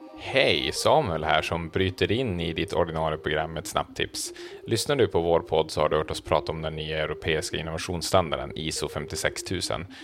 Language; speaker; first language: Swedish; native; Swedish